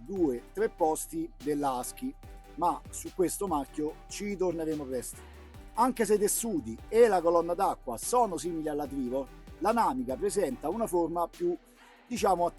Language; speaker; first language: Italian; native; Italian